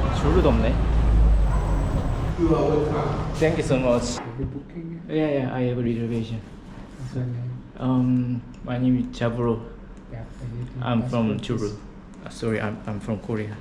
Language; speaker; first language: English; non-native, learner; Korean